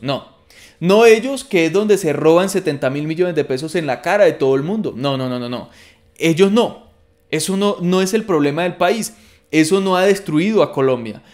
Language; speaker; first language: Spanish; native; Spanish